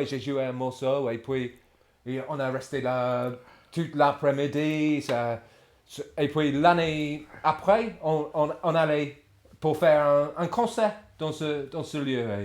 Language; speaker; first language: French; non-native, fluent; English